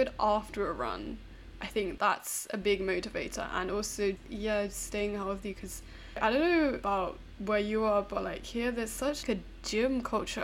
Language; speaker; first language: English; native; English